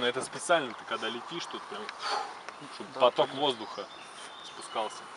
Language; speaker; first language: Russian; native; Russian